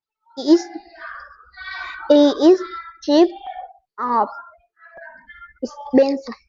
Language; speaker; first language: English; non-native, learner; Vietnamese